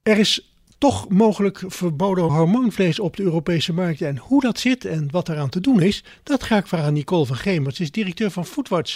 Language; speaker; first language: Dutch; native; Dutch